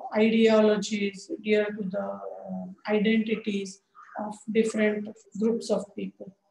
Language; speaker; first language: English; non-native, local second language; Marathi